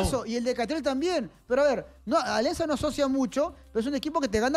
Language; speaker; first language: Spanish; native; Spanish